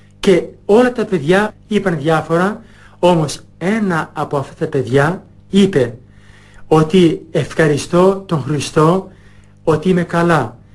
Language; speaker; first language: Greek; non-native, fluent; Albanian